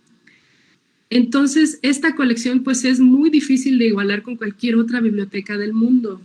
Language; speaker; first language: Spanish; native; Spanish